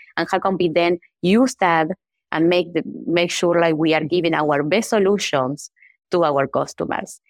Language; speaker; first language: English; non-native, fluent; Spanish